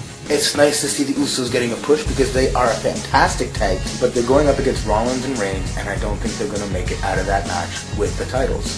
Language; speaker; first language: English; native; English